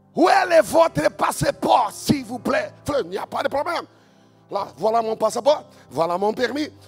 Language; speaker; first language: French; non-native, fluent; Portuguese